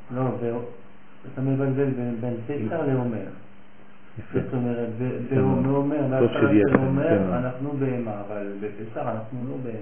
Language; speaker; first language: Hebrew; non-native, fluent; French